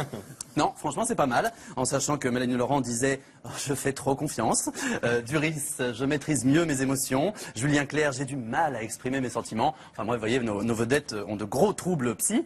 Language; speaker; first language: French; native; French